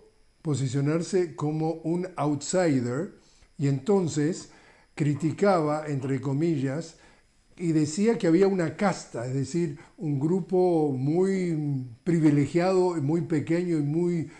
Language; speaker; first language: Spanish; native; Spanish